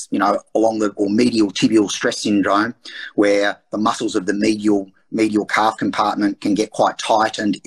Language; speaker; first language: English; native; English